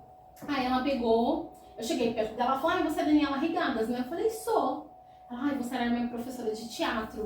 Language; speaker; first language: Portuguese; native; Portuguese